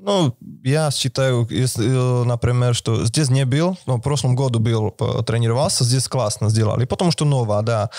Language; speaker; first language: Russian; non-native, fluent; Slovak